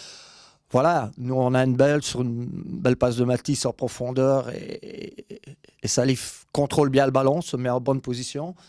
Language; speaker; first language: French; native; French